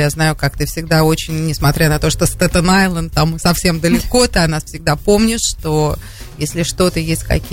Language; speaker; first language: Russian; native; Russian